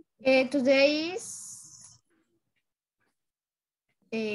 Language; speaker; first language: English; non-native, learner; Spanish